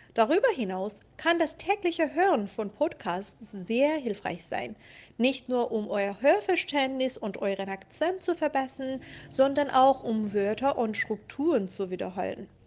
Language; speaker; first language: German; non-native, fluent; Persian